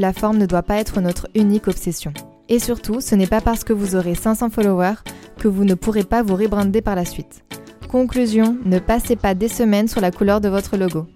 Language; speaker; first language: French; native; French